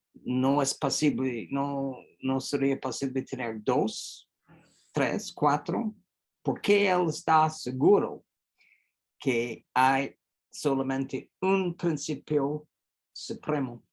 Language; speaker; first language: Spanish; non-native, fluent; English